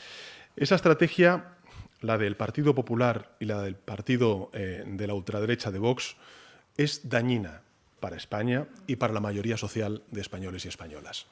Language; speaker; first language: Spanish; native; Spanish